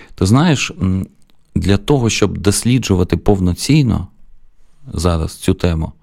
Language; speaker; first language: Ukrainian; non-native, local second language; Russian